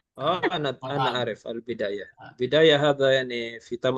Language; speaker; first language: Arabic; non-native, fluent; Malay